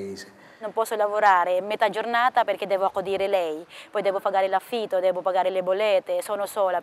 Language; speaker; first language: Italian; non-native, fluent; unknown